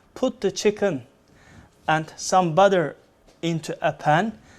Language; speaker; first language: English; non-native, fluent; Turkish